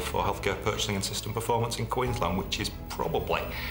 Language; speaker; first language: English; native; English